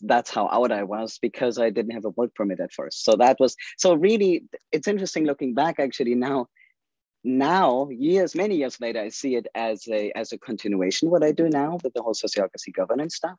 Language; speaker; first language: English; non-native, fluent; German